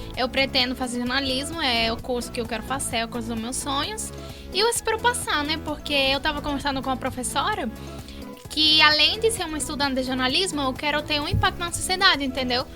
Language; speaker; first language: Portuguese; non-native, fluent; Spanish